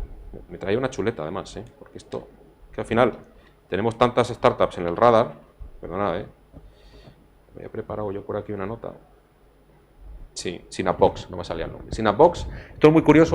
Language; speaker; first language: Spanish; native; Spanish